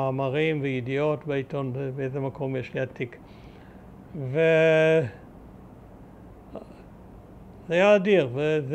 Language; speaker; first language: Hebrew; early bilingual, other home language; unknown